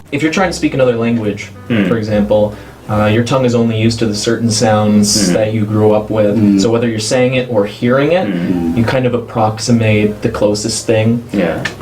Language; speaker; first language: English; native; English